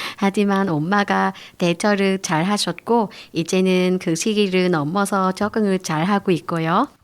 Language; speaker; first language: Korean; non-native, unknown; Vietnamese